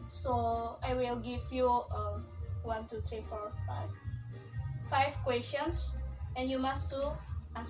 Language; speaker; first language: English; non-native, learner; Indonesian